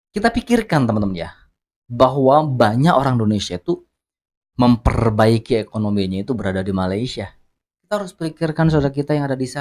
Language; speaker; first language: Indonesian; non-native, fluent; Malay